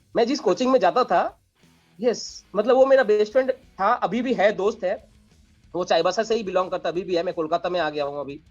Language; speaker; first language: Hindi; non-native, local second language; Bangla